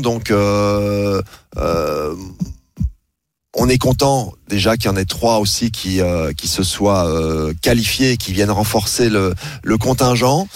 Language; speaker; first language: French; native; French